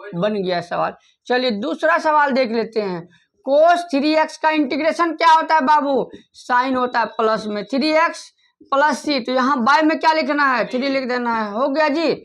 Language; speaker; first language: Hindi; native; Hindi